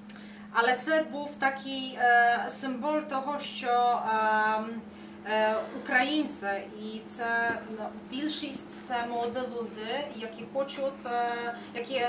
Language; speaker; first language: Ukrainian; non-native, fluent; Polish